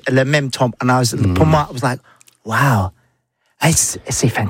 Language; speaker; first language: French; non-native, learner; English